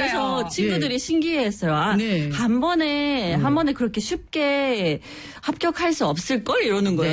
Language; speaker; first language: Korean; non-native, fluent; English